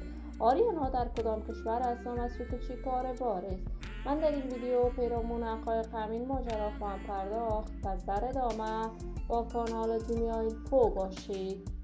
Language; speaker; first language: Persian; native; Persian